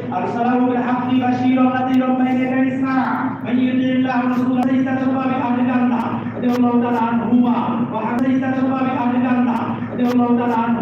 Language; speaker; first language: Arabic; non-native, fluent; Bangla